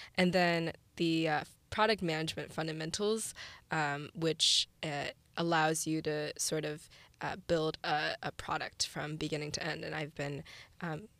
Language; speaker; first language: English; early bilingual, other home language; Chinese